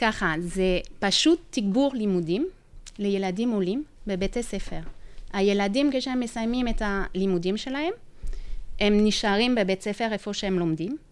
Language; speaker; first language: Hebrew; non-native, fluent; French